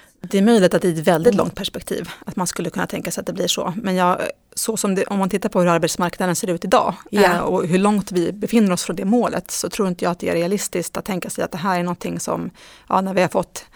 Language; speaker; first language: Swedish; native; Swedish